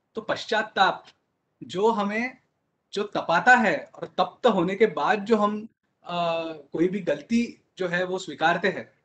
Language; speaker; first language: Hindi; non-native, local second language; Marathi